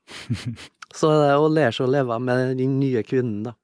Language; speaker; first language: Norwegian; native; Norwegian